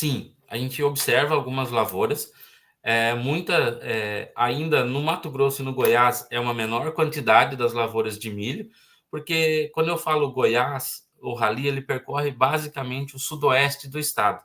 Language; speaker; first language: Portuguese; native; Portuguese